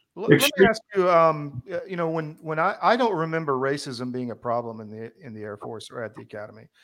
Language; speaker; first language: English; native; English